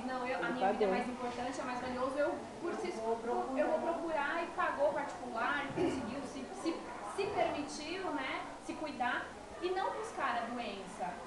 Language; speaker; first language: Portuguese; native; Portuguese